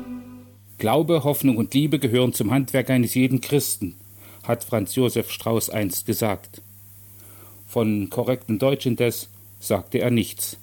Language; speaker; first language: German; native; German